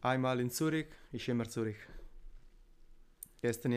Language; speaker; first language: German; non-native, learner; Italian